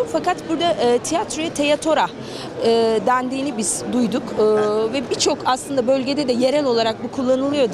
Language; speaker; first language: Turkish; native; Turkish